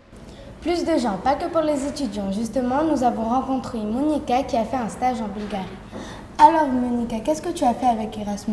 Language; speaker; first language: French; native; French